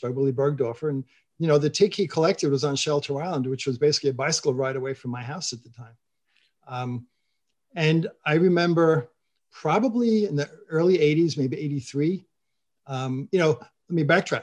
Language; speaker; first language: English; native; English